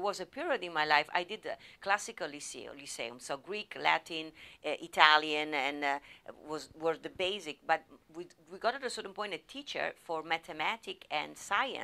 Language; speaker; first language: English; non-native, fluent; Italian